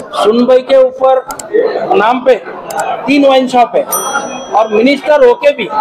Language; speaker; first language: Hindi; non-native, local second language; Marathi